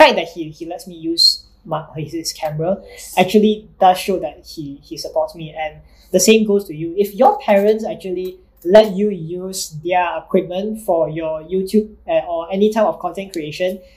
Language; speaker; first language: English; non-native, local second language; Chinese